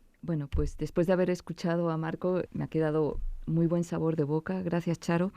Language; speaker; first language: Spanish; native; Spanish